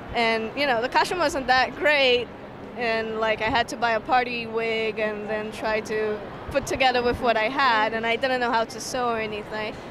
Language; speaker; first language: English; non-native, fluent; Portuguese